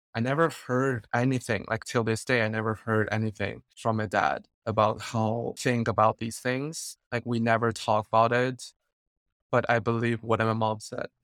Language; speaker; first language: English; non-native, fluent; Chinese